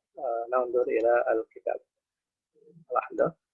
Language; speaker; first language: Arabic; non-native, fluent; Indonesian